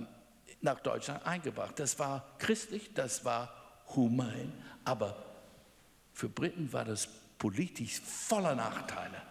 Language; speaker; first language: German; non-native, fluent; English